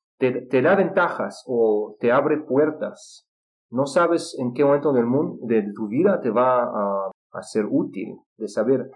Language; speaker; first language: Spanish; non-native, fluent; Russian